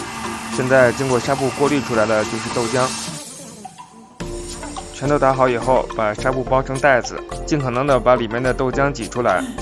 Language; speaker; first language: Chinese; native; Chinese